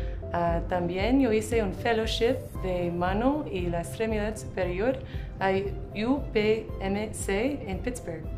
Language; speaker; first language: Spanish; non-native, fluent; English